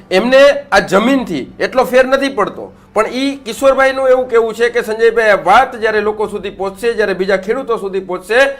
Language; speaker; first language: Gujarati; native; Gujarati